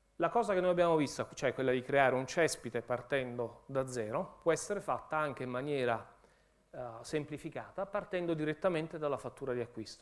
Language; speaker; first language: Italian; native; Italian